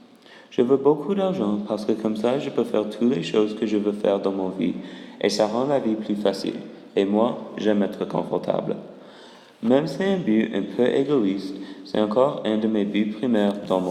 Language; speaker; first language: French; early bilingual, other home language; English